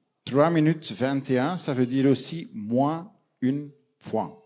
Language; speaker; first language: French; non-native, fluent; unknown